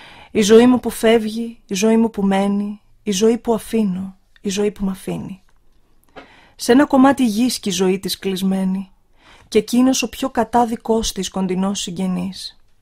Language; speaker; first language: Greek; native; Greek